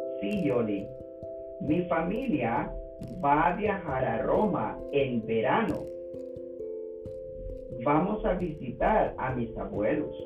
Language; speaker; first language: Spanish; non-native, learner; English